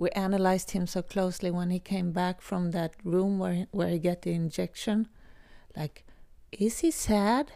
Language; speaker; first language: English; non-native, fluent; Swedish